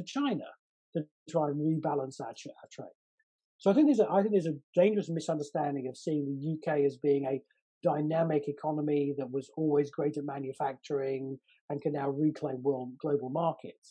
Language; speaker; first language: English; native; English